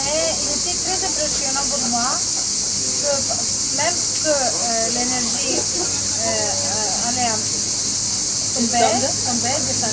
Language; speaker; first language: French; non-native, learner; Greek